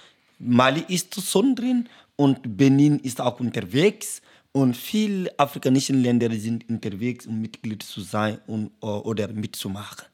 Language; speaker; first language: German; non-native, learner; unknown